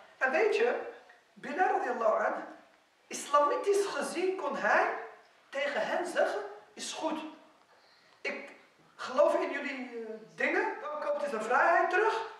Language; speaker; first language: Dutch; non-native, fluent; Arabic